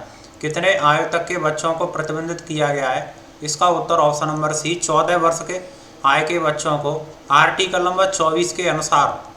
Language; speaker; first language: Hindi; native; Hindi